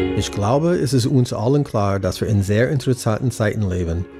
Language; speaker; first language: German; non-native, fluent; English